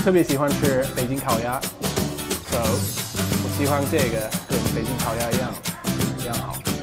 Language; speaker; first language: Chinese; non-native, fluent; English